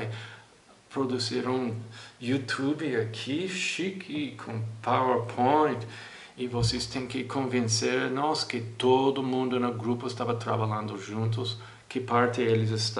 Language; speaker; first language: Portuguese; non-native, fluent; English